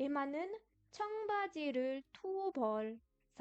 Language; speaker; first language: Korean; non-native, fluent; French